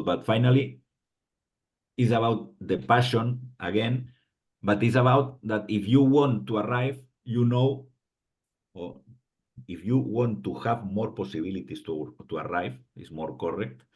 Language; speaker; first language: English; non-native, fluent; Spanish